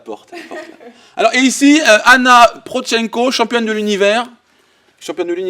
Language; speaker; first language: French; native; French